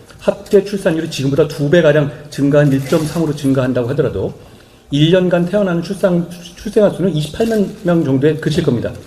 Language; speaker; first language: Korean; native; Korean